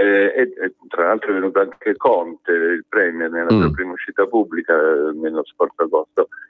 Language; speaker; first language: Italian; native; Italian